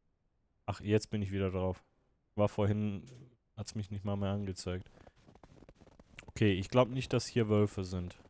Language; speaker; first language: German; native; German